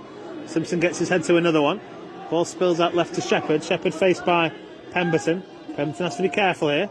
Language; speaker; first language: English; native; English